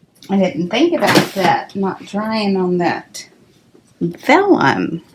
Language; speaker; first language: English; native; English